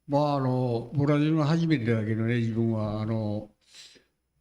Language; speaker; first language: Japanese; native; Japanese